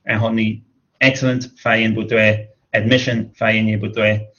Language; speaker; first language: Chinese; non-native, fluent; English